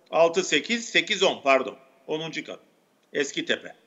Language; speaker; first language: Turkish; native; Turkish